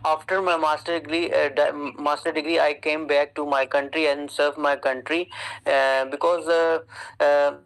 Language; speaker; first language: English; non-native, learner; Urdu